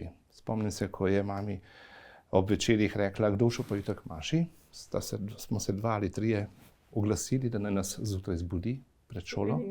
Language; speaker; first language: Slovenian; native; Slovenian